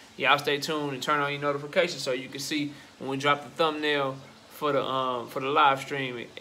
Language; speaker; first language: English; native; English